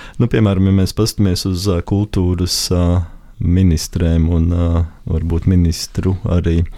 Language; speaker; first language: Latvian; native; Latvian